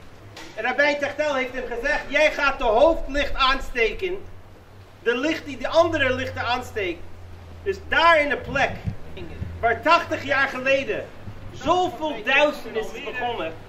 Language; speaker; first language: Dutch; non-native, fluent; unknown